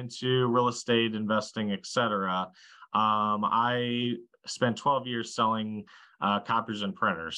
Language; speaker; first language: English; native; English